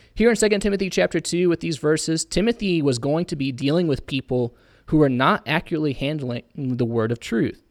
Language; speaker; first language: English; native; English